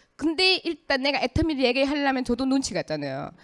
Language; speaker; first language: Korean; early bilingual, heritage; Korean